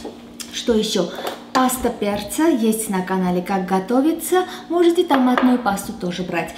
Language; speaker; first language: Russian; non-native, fluent; Armenian